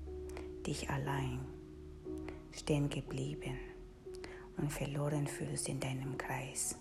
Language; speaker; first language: German; non-native, fluent; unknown